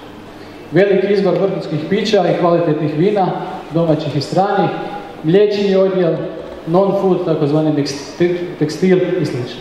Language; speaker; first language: Croatian; native; Croatian